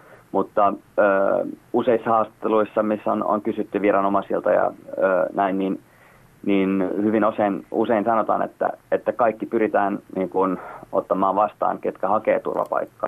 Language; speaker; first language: Finnish; native; Finnish